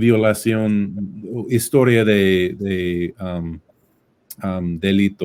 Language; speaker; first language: Spanish; non-native, fluent; English